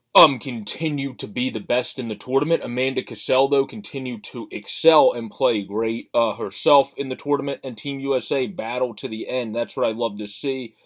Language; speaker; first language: English; native; English